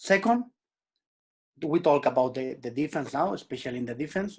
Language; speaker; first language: English; non-native, learner; Spanish